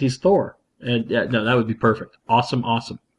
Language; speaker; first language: English; native; English